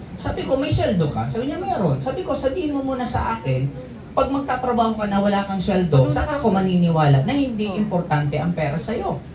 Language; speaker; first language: Filipino; non-native, local second language; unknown